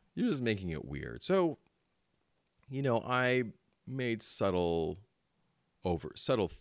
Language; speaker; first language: English; early bilingual, other home language; Filipino